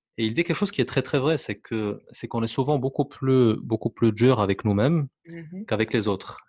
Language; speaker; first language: French; non-native, local second language; Arabic